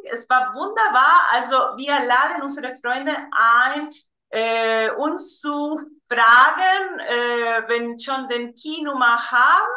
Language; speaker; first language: German; non-native, fluent; Spanish